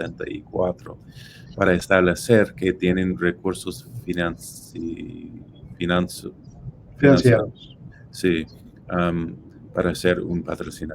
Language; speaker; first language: Spanish; non-native, fluent; English